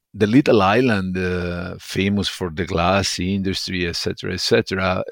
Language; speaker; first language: English; non-native, fluent; Italian